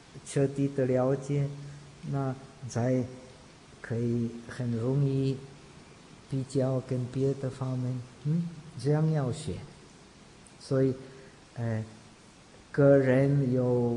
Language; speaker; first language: Chinese; non-native, fluent; Czech